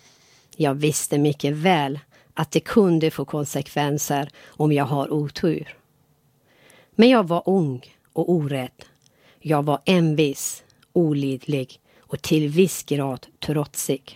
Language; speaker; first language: Swedish; non-native, fluent; Persian